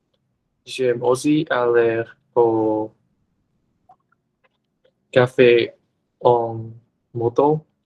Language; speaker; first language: French; non-native, learner; Vietnamese